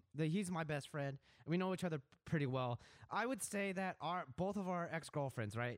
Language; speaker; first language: English; native; English